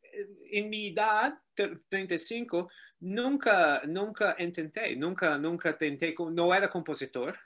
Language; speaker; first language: Spanish; non-native, learner; Portuguese